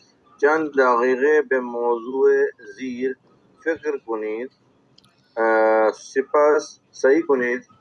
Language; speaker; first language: Persian; non-native, learner; Urdu